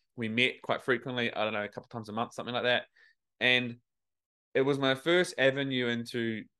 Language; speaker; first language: English; native; English